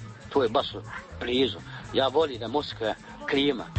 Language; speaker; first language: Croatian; non-native, learner; Chinese